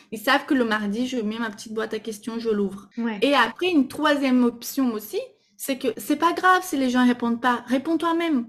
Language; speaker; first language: French; non-native, fluent; Portuguese